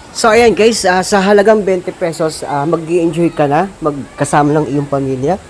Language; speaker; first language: Filipino; native; Filipino